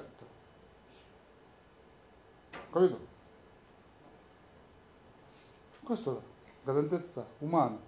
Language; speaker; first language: Italian; non-native, learner; Tibetan